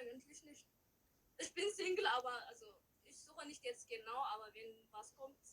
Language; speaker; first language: German; early bilingual, other home language; Tigrinya